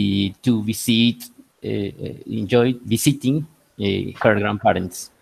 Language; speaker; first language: English; non-native, learner; Spanish